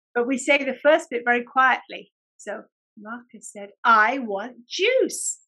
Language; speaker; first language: English; native; English